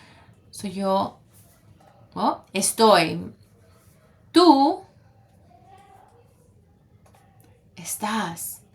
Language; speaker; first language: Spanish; early bilingual, other home language; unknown